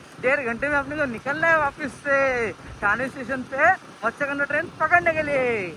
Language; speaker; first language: Hindi; non-native, local second language; Marathi